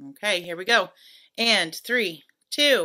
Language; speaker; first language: English; native; English